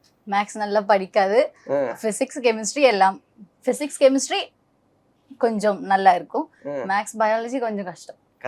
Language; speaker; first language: Tamil; non-native, learner; Malayalam